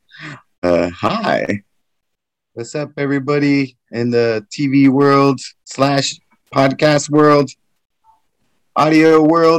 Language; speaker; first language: English; native; English